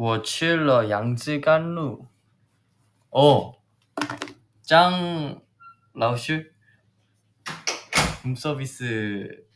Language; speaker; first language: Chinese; non-native, learner; Korean